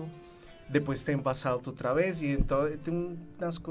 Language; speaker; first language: Portuguese; non-native, fluent; Spanish